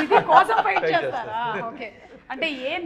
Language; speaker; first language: Telugu; native; Telugu